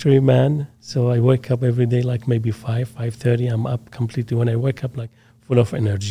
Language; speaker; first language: English; non-native, learner; Arabic